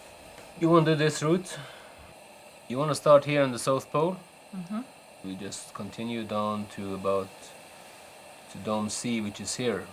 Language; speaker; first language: English; non-native, fluent; Norwegian